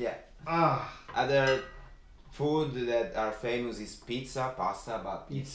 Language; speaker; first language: English; non-native, fluent; Italian